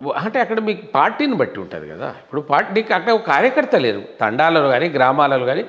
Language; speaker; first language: Telugu; non-native, local second language; Lambadi